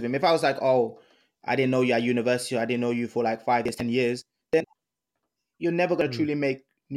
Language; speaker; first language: English; non-native, local second language; Yoruba